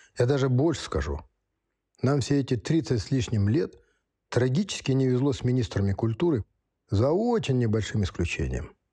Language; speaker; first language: Russian; non-native, local second language; Kazakh